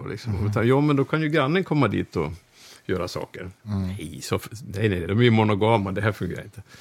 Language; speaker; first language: Swedish; native; Swedish